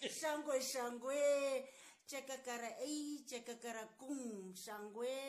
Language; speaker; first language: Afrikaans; non-native, local second language; Tswana